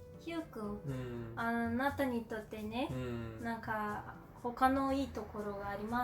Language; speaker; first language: Japanese; non-native, learner; Portuguese